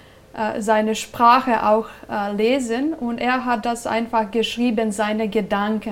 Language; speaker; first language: German; non-native, fluent; Serbian